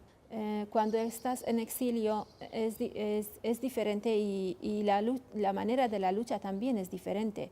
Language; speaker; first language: Spanish; non-native, fluent; Kurdish